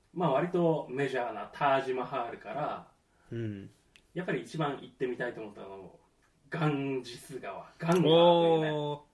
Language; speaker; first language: Japanese; native; Japanese